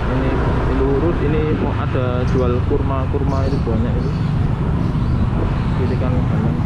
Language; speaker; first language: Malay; non-native, local second language; Javanese